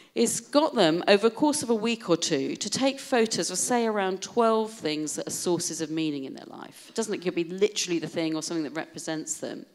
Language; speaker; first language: English; native; English